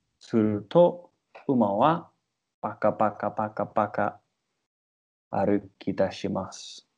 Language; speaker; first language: Japanese; non-native, learner; English